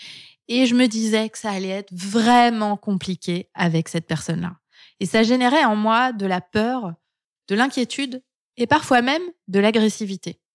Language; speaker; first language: French; native; French